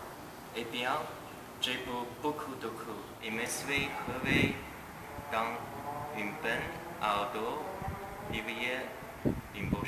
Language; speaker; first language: French; non-native, learner; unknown